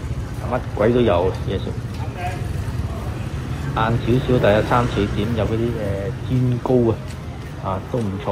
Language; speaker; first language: Chinese; early bilingual, heritage; Cantonese